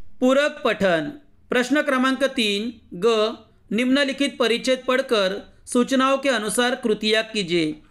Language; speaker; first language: Hindi; non-native, local second language; Marathi